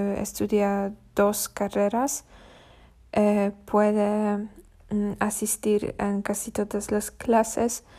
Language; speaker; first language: Spanish; non-native, learner; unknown